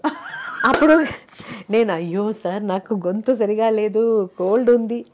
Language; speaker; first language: Telugu; non-native, local second language; Malayalam